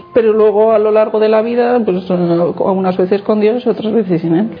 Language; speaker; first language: Spanish; native; Spanish